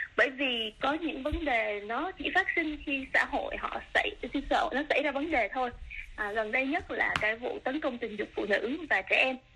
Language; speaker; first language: Vietnamese; early bilingual, other home language; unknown